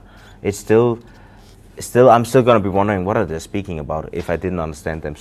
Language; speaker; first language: English; non-native, fluent; Danish